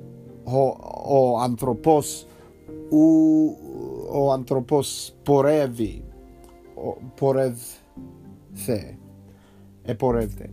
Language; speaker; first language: Greek; non-native, learner; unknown